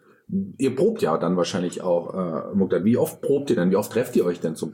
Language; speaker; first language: German; native; German